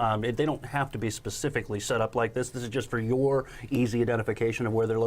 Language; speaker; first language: English; native; English